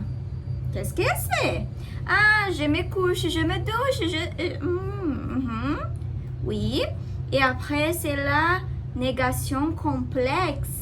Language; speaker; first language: French; non-native, learner; Portuguese